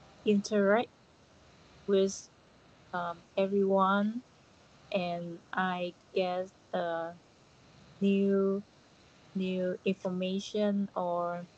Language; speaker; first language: English; non-native, learner; Vietnamese